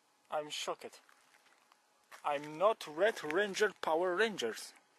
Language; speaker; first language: English; non-native, learner; Polish